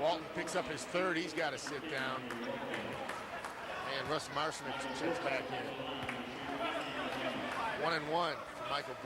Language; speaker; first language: English; native; English